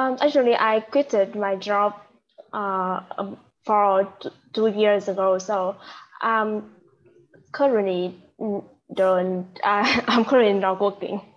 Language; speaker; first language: English; non-native, learner; Vietnamese